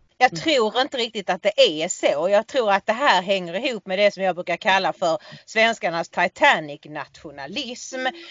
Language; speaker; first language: Swedish; native; Swedish